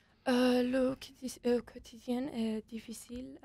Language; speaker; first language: French; non-native, fluent; Persian